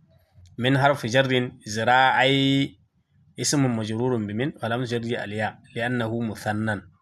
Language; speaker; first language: Arabic; non-native, fluent; Hausa